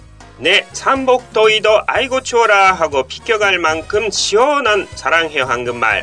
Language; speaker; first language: Korean; non-native, learner; Japanese